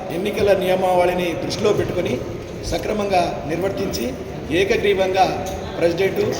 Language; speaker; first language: Telugu; non-native, local second language; Lambadi